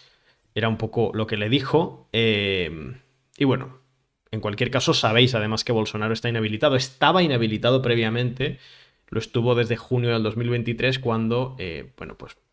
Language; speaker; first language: Spanish; native; Spanish